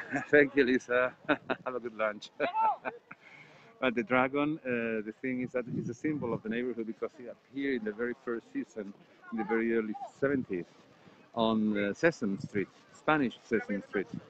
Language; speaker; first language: English; non-native, fluent; Spanish